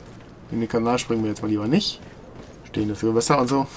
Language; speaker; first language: German; native; German